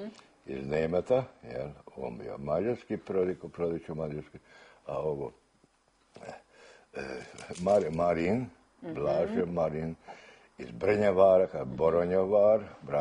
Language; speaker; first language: Serbian; early bilingual, heritage; Croatian